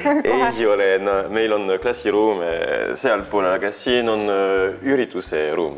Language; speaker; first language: Estonian; non-native, fluent; French